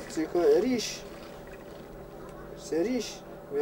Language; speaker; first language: French; non-native, learner; Arabic